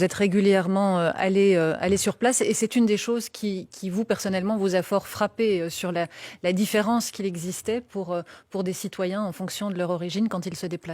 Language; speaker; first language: French; native; French